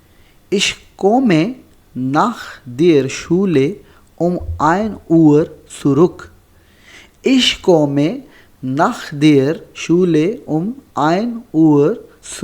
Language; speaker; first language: German; non-native, learner; Urdu